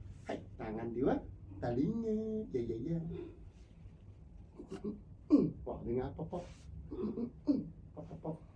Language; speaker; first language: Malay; non-native, local second language; Cantonese